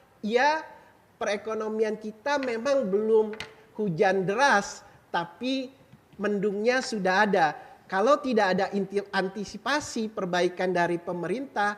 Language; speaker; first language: Indonesian; native; Indonesian